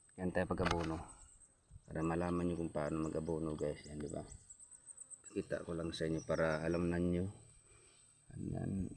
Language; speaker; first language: Filipino; non-native, local second language; Waray